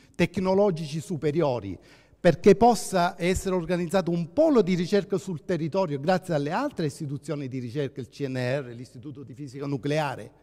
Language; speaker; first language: Italian; native; Italian